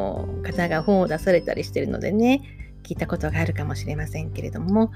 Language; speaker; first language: Japanese; native; Japanese